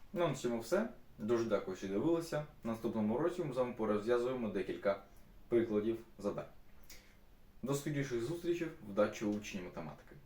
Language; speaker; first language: Ukrainian; non-native, local second language; Russian